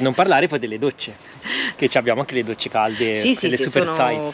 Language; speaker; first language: Italian; native; Italian